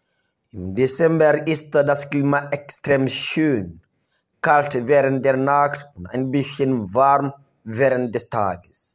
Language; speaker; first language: German; non-native, learner; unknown